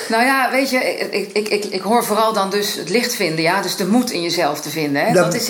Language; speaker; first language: Dutch; native; Dutch